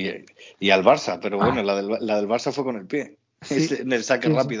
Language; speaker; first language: Spanish; native; Spanish